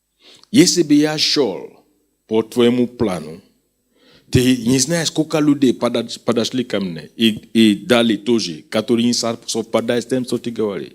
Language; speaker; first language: Russian; non-native, fluent; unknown